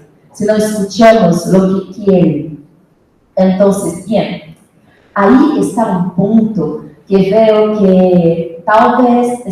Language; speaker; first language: Spanish; non-native, fluent; Portuguese